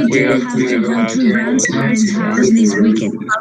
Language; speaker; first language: English; non-native, learner; Spanish